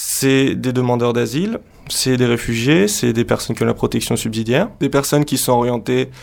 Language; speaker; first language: French; native; French